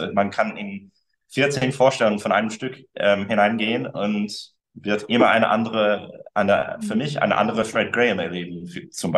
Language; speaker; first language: German; early bilingual, other home language; English